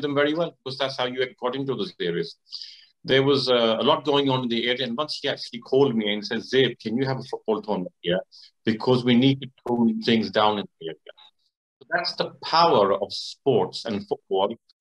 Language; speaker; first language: English; native; English